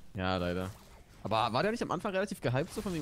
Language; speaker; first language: German; native; German